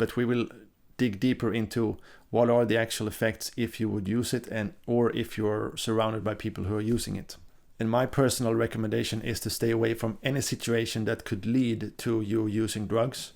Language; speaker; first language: English; non-native, fluent; Swedish